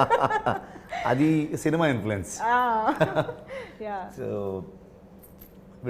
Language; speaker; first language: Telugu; non-native, learner; Kannada